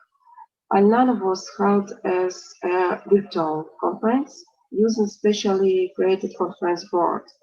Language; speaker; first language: English; non-native, fluent; Ukrainian